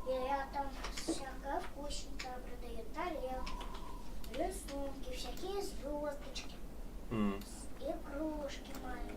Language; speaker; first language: Russian; early bilingual, other home language; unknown